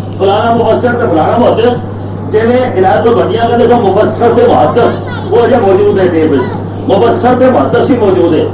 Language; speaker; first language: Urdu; non-native, local second language; Punjabi